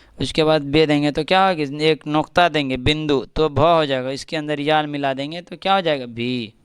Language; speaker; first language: Hindi; native; Hindi